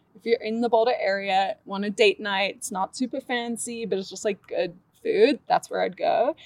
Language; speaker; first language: English; native; English